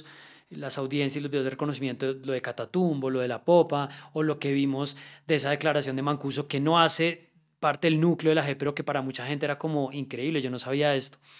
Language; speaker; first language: Spanish; native; Spanish